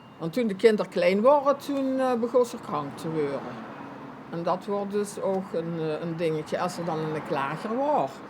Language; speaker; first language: Dutch; non-native, local second language; Limburgish